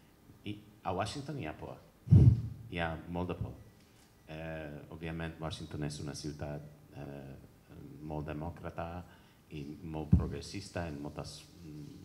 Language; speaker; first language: Catalan; non-native, fluent; English